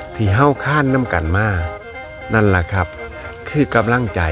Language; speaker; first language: Thai; non-native, local second language; Northeastern Thai